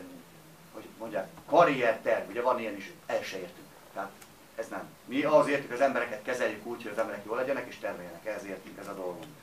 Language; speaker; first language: Hungarian; native; Hungarian